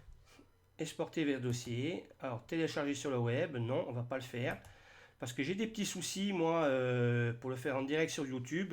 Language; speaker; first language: French; native; French